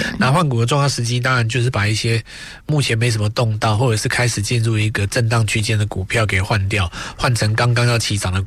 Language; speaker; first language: Chinese; native; Chinese